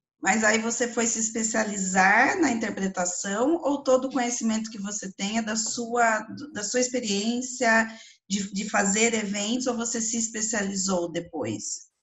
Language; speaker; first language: Portuguese; native; Portuguese